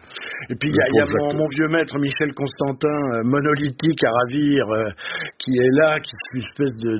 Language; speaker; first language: French; native; French